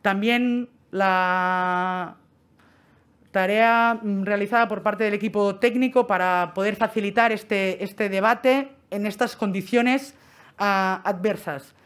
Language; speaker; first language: Spanish; non-native, local second language; Catalan